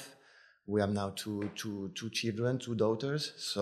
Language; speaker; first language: English; non-native, fluent; French